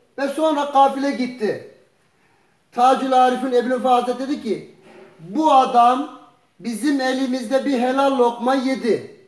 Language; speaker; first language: Turkish; early bilingual, heritage; Turkish